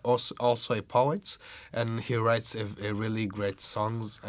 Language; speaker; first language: English; non-native, local second language; Kinyarwanda